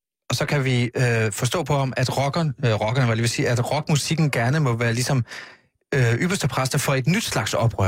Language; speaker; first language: Danish; native; Danish